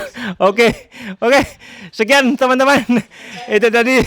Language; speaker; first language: Indonesian; native; Indonesian